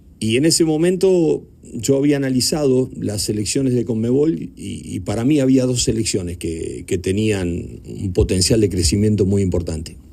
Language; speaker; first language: Spanish; native; Spanish